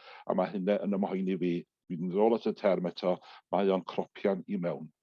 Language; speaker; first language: Welsh; native; Welsh